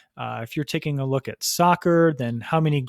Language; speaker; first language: English; native; English